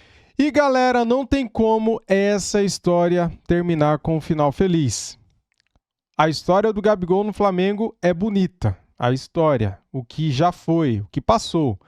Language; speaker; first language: Portuguese; native; Portuguese